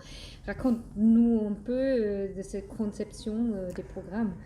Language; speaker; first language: French; non-native, fluent; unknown